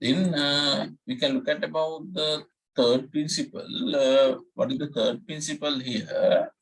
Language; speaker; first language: English; non-native, local second language; Sinhala